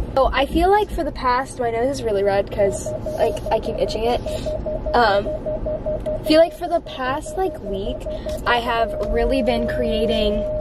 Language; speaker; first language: English; native; English